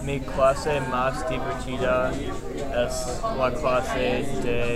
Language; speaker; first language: Spanish; non-native, learner; English